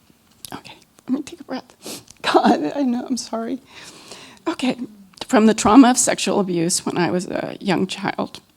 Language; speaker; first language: English; native; English